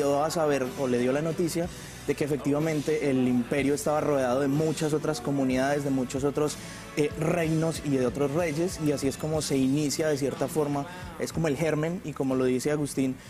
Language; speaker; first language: Spanish; native; Spanish